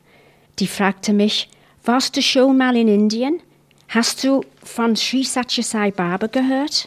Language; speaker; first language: German; non-native, fluent; English